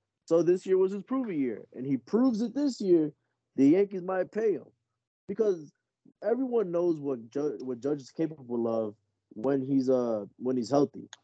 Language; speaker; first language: English; early bilingual, other home language; Spanish